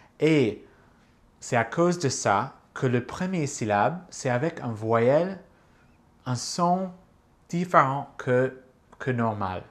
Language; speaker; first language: French; non-native, fluent; English